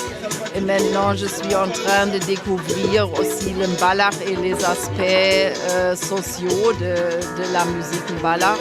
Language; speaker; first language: French; non-native, fluent; German